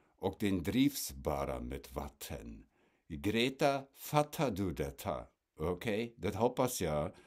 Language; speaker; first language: Swedish; non-native, fluent; German